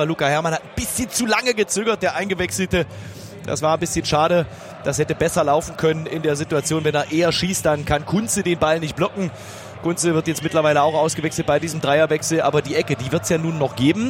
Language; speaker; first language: German; native; German